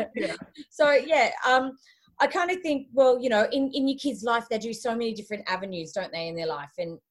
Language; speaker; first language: English; native; English